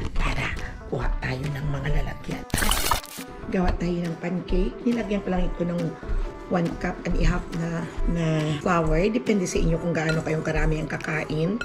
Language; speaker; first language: Filipino; non-native, local second language; Cebuano